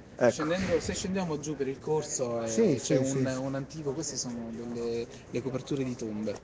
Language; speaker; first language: Italian; native; Italian